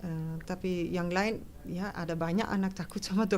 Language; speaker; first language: Indonesian; non-native, fluent; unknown